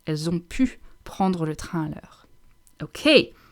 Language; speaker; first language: French; non-native, fluent; English